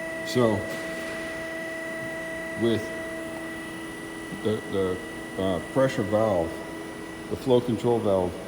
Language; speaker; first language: English; native; English